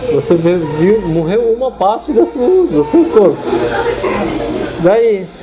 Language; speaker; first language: Portuguese; non-native, fluent; Arabic